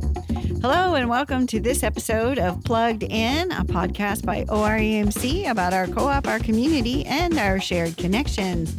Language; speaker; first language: English; native; English